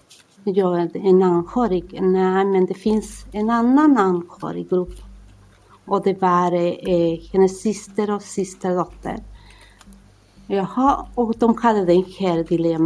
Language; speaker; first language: Swedish; non-native, fluent; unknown